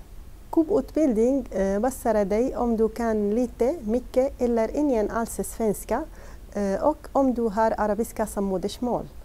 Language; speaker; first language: Swedish; non-native, learner; Arabic